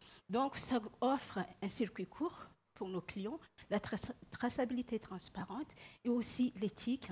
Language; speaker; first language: French; non-native, local second language; Malagasy